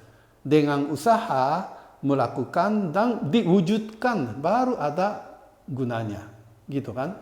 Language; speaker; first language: Indonesian; non-native, fluent; Japanese